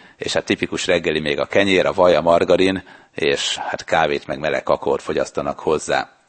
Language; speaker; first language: Hungarian; native; Hungarian